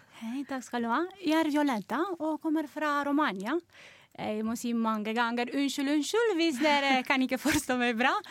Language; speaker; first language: Norwegian; non-native, learner; Romanian